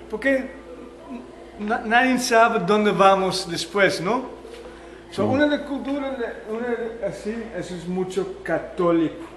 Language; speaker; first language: Spanish; non-native, fluent; Dutch